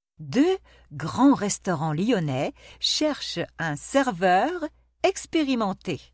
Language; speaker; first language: French; non-native, local second language; Arabic